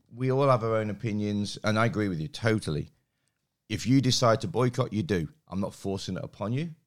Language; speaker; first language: English; native; English